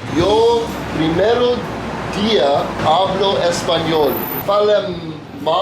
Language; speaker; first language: Spanish; non-native, learner; English